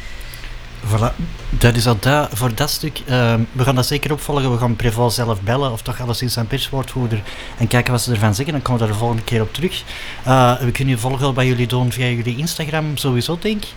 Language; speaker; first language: Dutch; native; Dutch